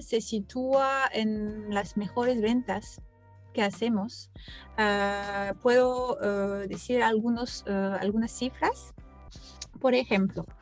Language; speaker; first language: Spanish; non-native, fluent; French